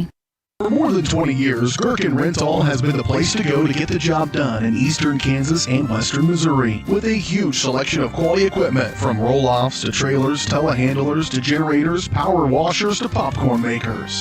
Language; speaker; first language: English; native; English